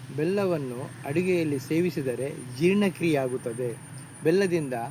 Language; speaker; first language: Kannada; non-native, local second language; Tulu